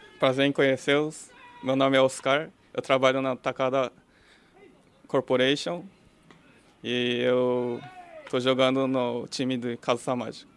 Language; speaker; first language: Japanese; non-native, fluent; Portuguese